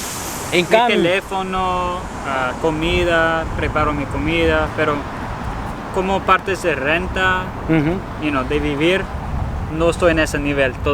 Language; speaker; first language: Spanish; non-native, learner; English